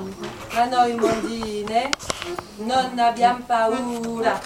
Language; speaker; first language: Italian; non-native, fluent; French